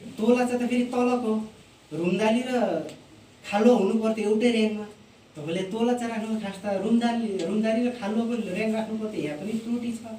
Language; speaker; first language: Nepali; non-native, local second language; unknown